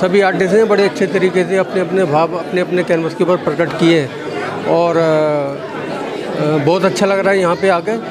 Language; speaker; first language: Hindi; native; Hindi